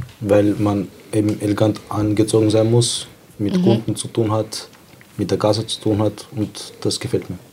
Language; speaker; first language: German; non-native, fluent; Serbian